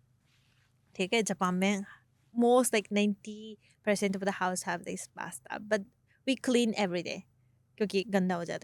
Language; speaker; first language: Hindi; non-native, fluent; Japanese